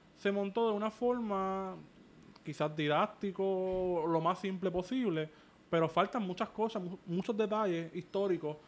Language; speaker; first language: Spanish; native; Spanish